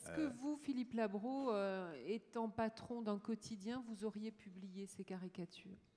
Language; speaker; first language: French; native; French